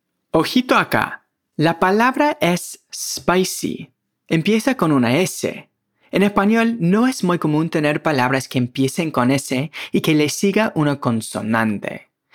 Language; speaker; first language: Spanish; native; Spanish